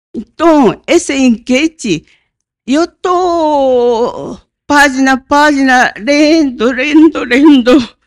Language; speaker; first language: Portuguese; non-native, learner; Japanese